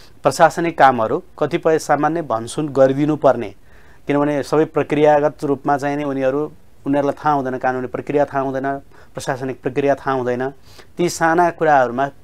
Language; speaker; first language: Nepali; native; Nepali